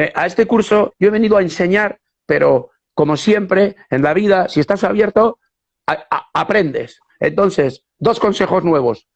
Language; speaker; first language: Spanish; native; Spanish